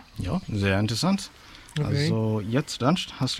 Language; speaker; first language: German; non-native, fluent; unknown